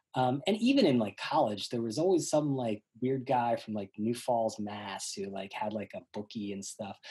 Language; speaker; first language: English; native; English